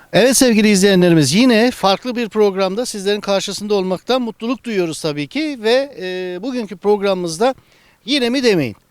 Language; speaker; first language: Turkish; native; Turkish